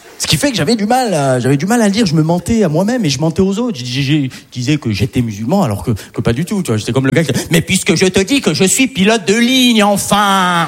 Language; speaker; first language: French; early bilingual, other home language; Arabic